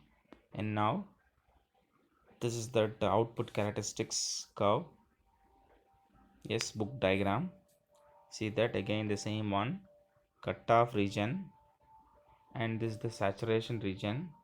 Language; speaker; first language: English; non-native, local second language; Tamil